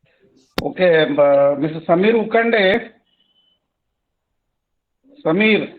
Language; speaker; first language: Hindi; native; Hindi